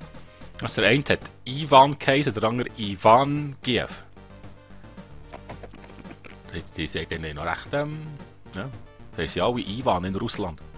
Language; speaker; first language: German; native; German